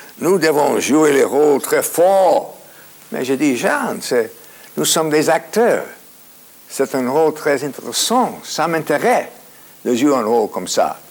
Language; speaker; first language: French; non-native, fluent; English